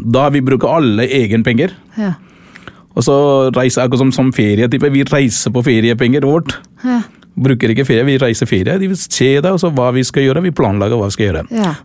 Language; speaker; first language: Norwegian; non-native, learner; Sinhala